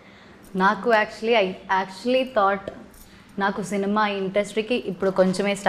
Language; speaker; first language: Telugu; non-native, learner; Malayalam